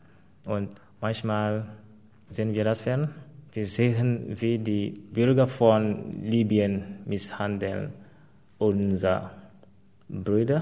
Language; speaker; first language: German; non-native, fluent; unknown